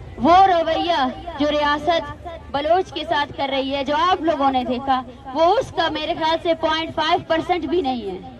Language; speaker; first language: Urdu; non-native, local second language; Baluchi